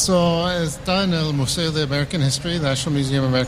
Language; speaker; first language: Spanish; early bilingual, heritage; English